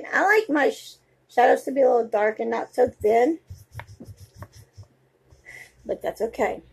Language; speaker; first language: English; native; English